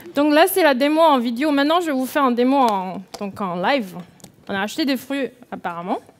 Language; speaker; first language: French; non-native, fluent; Chinese